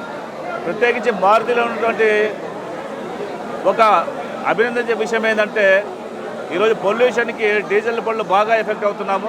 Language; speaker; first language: Telugu; native; Telugu